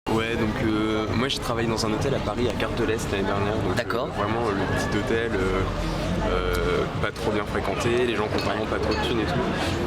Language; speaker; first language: French; native; French